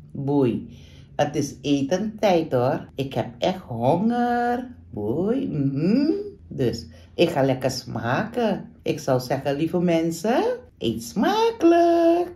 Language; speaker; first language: Dutch; non-native, local second language; Caribbean Hindustani